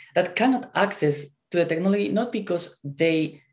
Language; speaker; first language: English; non-native, fluent; Spanish